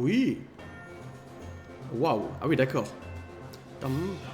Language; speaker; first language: French; native; French